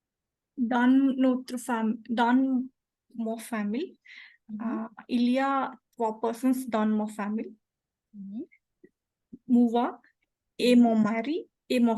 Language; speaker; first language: French; non-native, learner; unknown